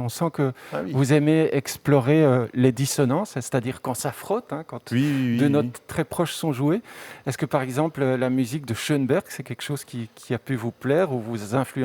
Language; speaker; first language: French; native; French